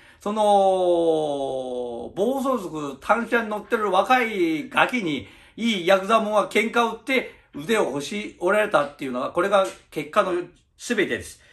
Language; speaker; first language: Japanese; early bilingual, other home language; Chinese